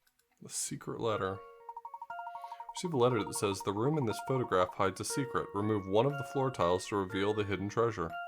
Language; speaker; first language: English; native; English